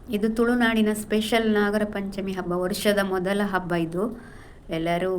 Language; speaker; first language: Kannada; non-native, local second language; Tulu